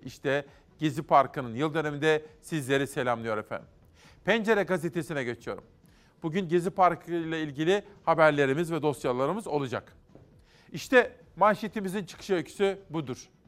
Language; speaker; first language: Turkish; native; Turkish